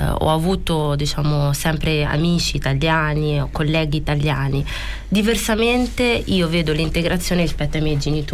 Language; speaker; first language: Italian; early bilingual, other home language; Arabic